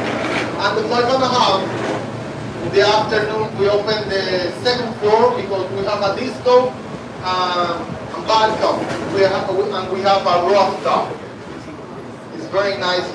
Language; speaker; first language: English; non-native, learner; Spanish